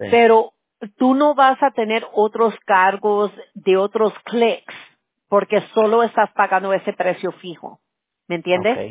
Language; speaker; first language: Spanish; early bilingual, heritage; Spanish